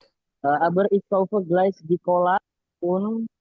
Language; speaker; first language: German; non-native, learner; Indonesian